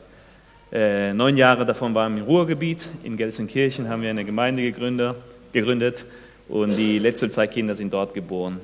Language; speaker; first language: German; non-native, fluent; Spanish